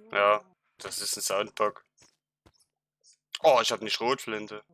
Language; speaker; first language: German; native; German